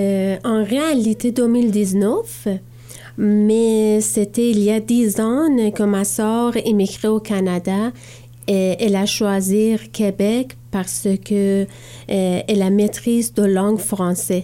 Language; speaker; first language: French; non-native, learner; Persian